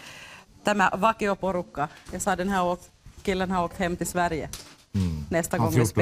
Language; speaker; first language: Swedish; native; Swedish